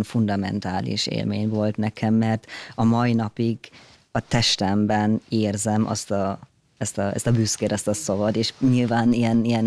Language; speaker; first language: Hungarian; early bilingual, heritage; German